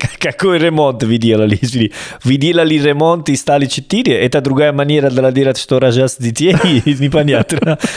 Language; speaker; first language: Russian; non-native, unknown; Italian